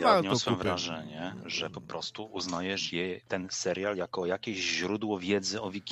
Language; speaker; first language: Polish; native; Polish